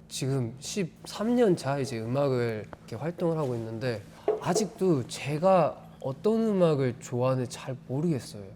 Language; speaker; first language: Korean; early bilingual, heritage; Korean